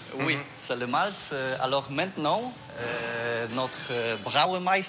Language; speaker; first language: French; non-native, fluent; Polish